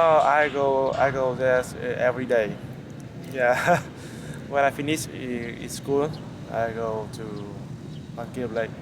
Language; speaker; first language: English; non-native, learner; Vietnamese